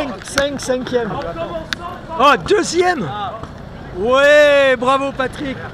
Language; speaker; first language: French; native; French